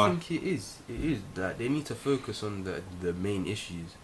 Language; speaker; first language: English; native; English